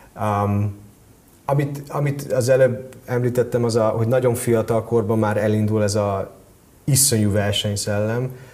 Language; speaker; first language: Hungarian; early bilingual, heritage; Hungarian